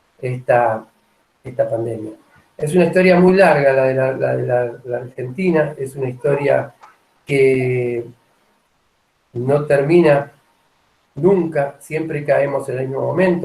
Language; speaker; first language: Spanish; native; Spanish